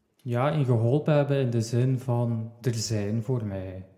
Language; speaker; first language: Dutch; native; Dutch